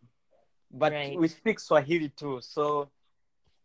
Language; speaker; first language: English; non-native, local second language; Swahili